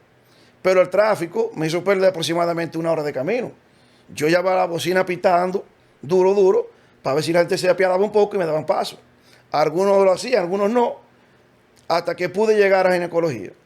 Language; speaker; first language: Spanish; native; Spanish